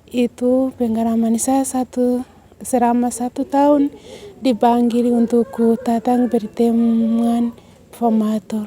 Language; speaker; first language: Indonesian; non-native, learner; Swahili